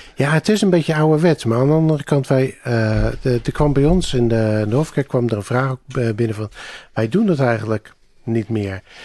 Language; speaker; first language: Dutch; native; Dutch